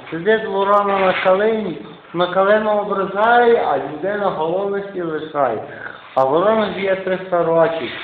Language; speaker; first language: Ukrainian; native; Ukrainian